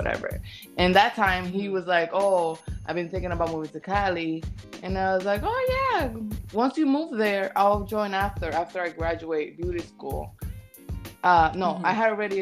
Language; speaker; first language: English; native; English